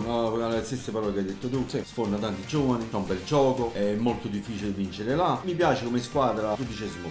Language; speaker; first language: Italian; native; Italian